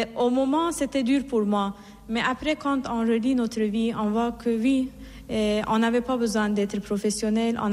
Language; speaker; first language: French; non-native, fluent; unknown